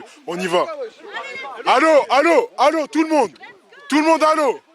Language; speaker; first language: French; native; French